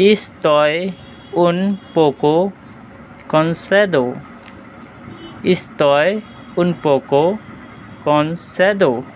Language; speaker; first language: Spanish; non-native, learner; Hindi